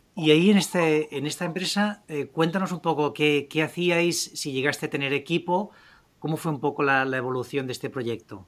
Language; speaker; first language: Spanish; native; Spanish